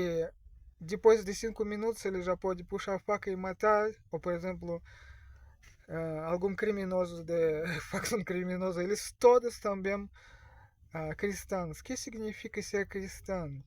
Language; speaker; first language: Portuguese; non-native, learner; Russian